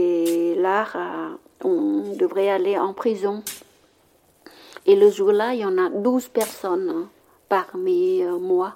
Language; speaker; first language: French; non-native, learner; Khmer